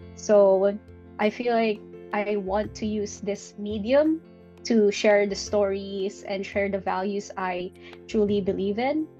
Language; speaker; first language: English; non-native, local second language; Filipino